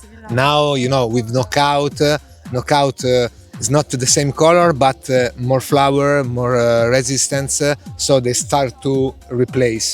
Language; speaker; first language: English; non-native, fluent; Italian